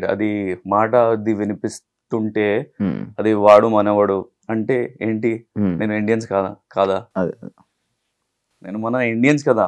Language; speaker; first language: Telugu; non-native, local second language; Hindi